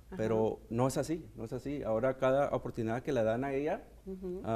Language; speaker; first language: Spanish; early bilingual, heritage; Spanish